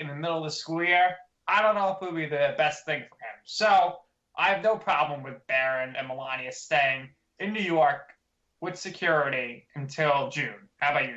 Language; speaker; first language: English; native; English